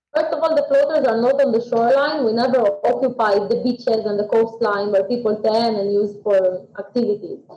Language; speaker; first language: English; non-native, fluent; Russian